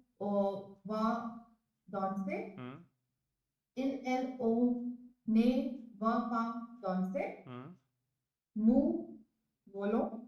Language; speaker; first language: French; non-native, learner; Hindi